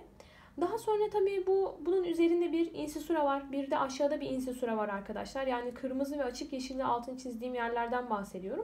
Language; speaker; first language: Turkish; native; Turkish